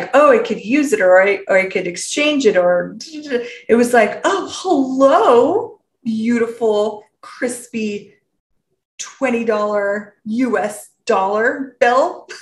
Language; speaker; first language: English; native; English